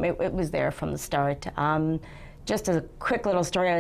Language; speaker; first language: English; native; English